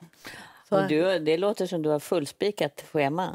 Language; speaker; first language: Swedish; native; Swedish